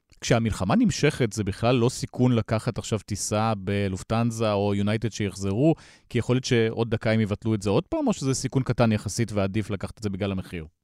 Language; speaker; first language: Hebrew; native; Hebrew